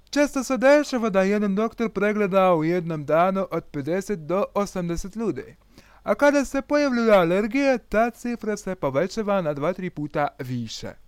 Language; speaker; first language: Croatian; non-native, learner; Russian